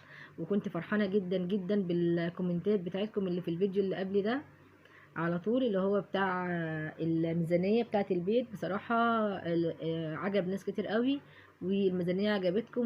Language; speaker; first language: Arabic; native; Arabic